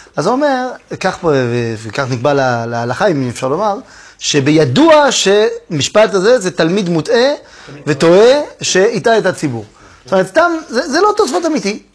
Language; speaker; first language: Hebrew; non-native, fluent; French